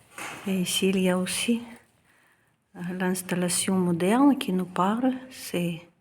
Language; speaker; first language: French; non-native, fluent; Russian